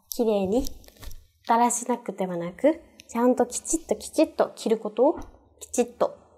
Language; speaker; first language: Japanese; native; Japanese